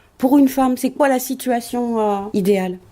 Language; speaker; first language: French; native; French